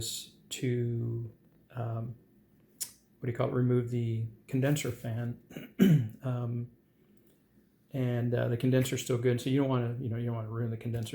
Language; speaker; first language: English; native; English